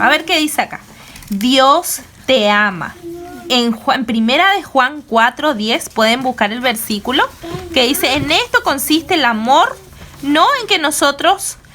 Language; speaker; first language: Spanish; native; Spanish